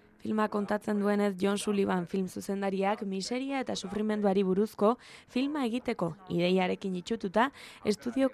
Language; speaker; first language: Basque; native; Basque